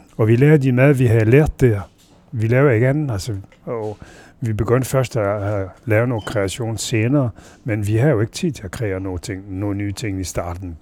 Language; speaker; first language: Danish; non-native, fluent; French